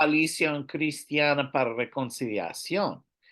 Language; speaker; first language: Spanish; non-native, learner; English